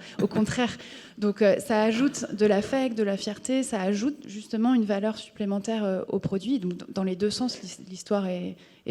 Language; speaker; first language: French; native; French